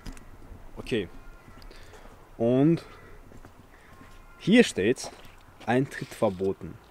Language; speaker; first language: German; early bilingual, other home language; Chechen